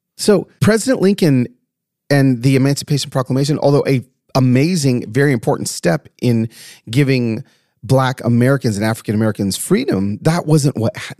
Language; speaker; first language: English; native; English